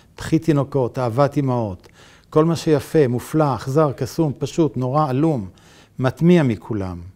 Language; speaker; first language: Hebrew; native; Hebrew